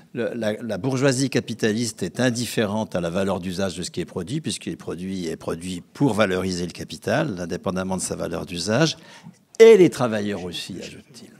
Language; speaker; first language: French; native; French